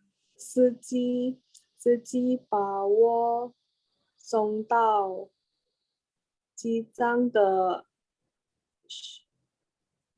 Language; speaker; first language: Chinese; non-native, learner; Indonesian